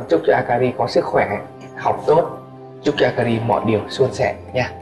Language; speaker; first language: Vietnamese; native; Vietnamese